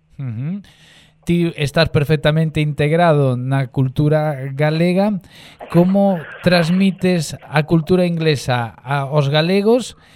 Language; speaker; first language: Galician; native; Galician